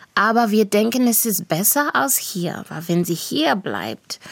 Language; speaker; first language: German; non-native, fluent; Shona